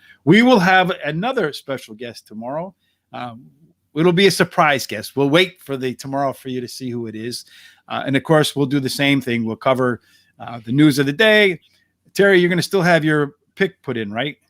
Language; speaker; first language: English; native; English